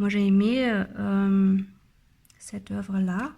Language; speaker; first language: French; non-native, learner; German